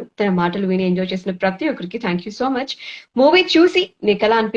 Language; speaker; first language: Telugu; native; Telugu